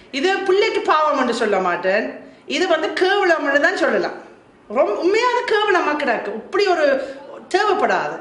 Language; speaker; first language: Tamil; non-native, fluent; German